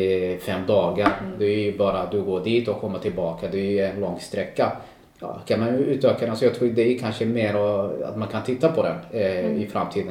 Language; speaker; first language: Swedish; non-native, local second language; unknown